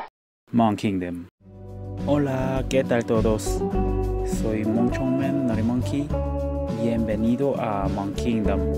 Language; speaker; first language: Spanish; non-native, learner; Korean